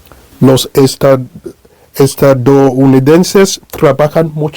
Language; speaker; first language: Spanish; non-native, fluent; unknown